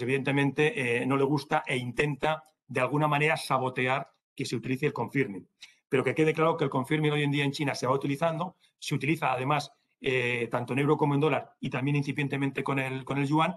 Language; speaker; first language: Spanish; native; Spanish